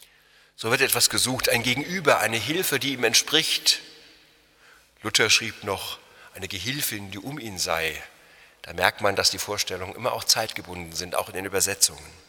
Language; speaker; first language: German; native; German